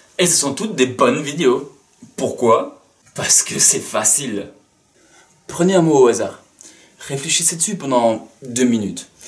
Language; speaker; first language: French; native; French